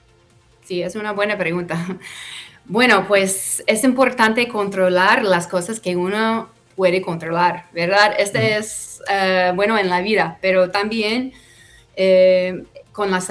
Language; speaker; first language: Spanish; non-native, fluent; English